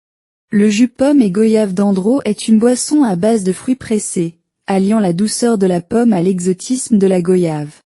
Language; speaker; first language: French; non-native, learner; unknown